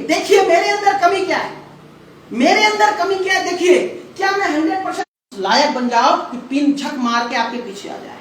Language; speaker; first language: Hindi; non-native, local second language; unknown